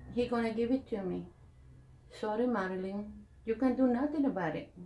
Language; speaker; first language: English; non-native, learner; Spanish